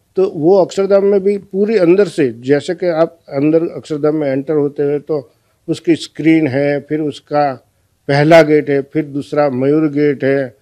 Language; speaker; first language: Hindi; non-native, local second language; Gujarati